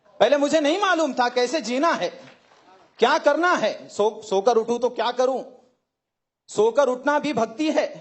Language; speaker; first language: Hindi; native; Hindi